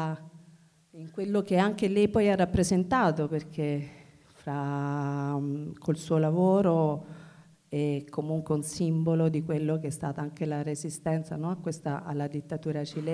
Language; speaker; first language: Italian; native; Italian